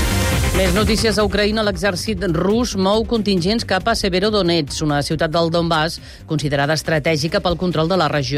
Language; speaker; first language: Catalan; native; Catalan